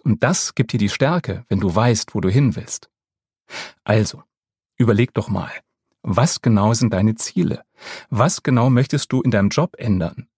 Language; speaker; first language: German; native; German